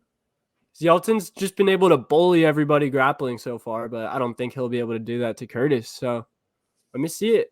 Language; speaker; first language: English; native; English